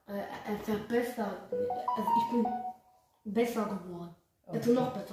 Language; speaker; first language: German; early bilingual, other home language; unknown